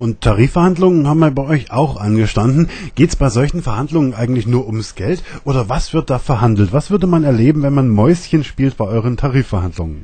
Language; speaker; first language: German; native; German